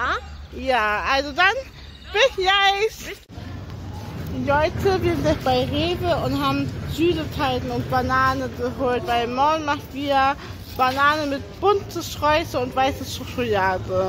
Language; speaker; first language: German; early bilingual, other home language; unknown